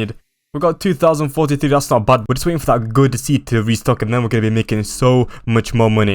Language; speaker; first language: English; native; English